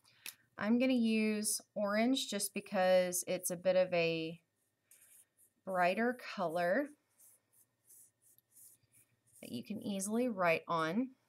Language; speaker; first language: English; native; English